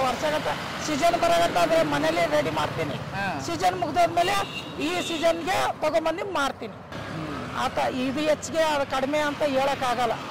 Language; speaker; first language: Kannada; non-native, local second language; Marathi